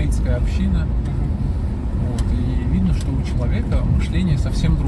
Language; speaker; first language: Russian; native; Russian